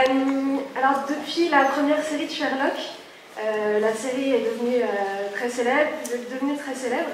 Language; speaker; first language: French; native; French